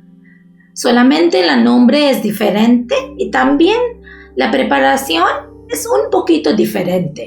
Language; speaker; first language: Spanish; non-native, learner; Bangla